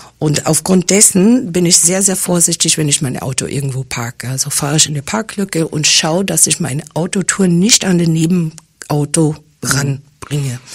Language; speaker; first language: German; early bilingual, other home language; English